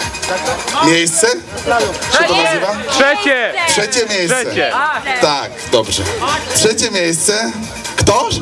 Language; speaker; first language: Polish; non-native, learner; Slovak